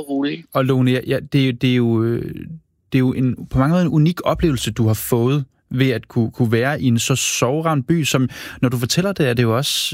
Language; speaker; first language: Danish; native; Danish